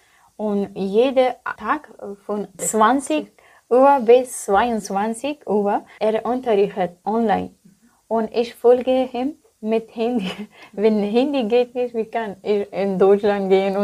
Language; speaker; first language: German; non-native, learner; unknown